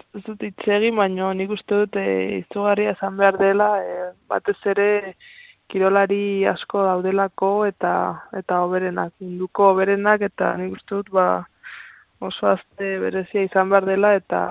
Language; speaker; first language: Basque; non-native, local second language; Spanish